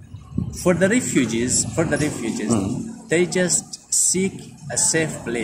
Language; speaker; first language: English; non-native, fluent; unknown